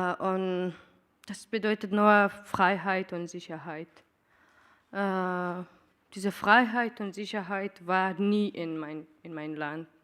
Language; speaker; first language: German; non-native, learner; Persian